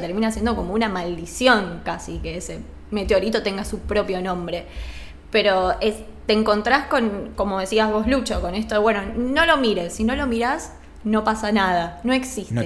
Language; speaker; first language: Spanish; native; Spanish